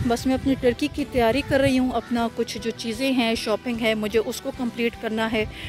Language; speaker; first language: Urdu; native; Urdu